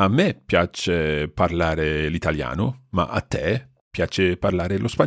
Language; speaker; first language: Italian; non-native, fluent; English